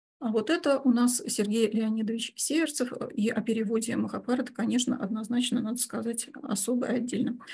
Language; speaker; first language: Russian; native; Russian